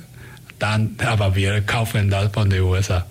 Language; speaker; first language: German; non-native, fluent; Spanish